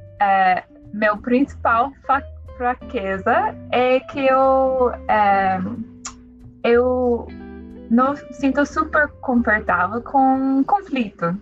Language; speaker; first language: Portuguese; non-native, learner; English